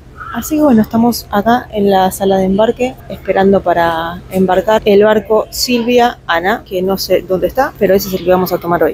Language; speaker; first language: Spanish; native; Spanish